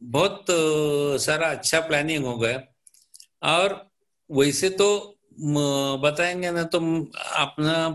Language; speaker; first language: Hindi; non-native, local second language; Marathi